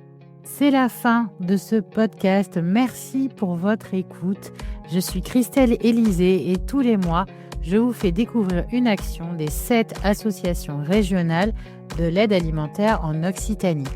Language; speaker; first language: French; native; French